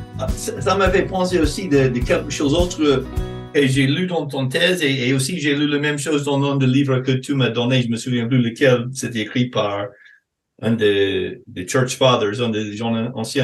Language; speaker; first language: French; non-native, fluent; English